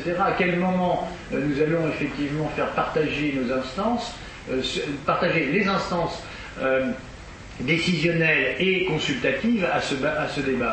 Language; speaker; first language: French; native; French